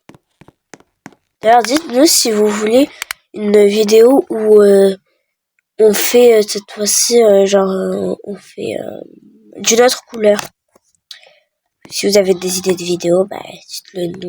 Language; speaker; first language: French; native; French